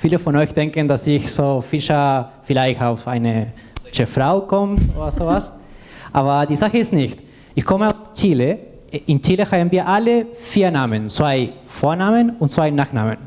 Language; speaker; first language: German; non-native, fluent; Spanish